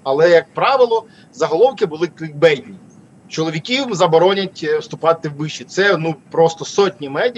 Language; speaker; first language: Ukrainian; native; Ukrainian